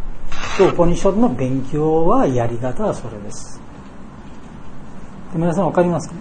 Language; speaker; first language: Japanese; non-native, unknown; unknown